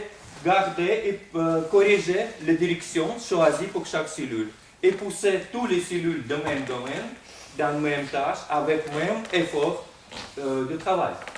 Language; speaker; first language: French; non-native, fluent; Russian